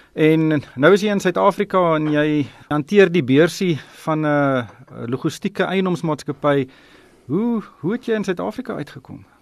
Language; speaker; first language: Afrikaans; native; Afrikaans